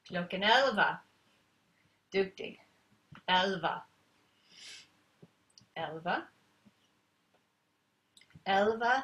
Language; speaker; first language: Swedish; non-native, learner; English